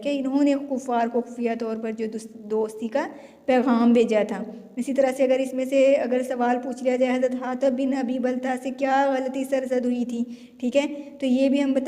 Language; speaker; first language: Urdu; native; Urdu